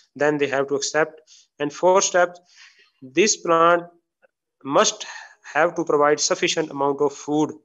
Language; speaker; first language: English; non-native, local second language; Urdu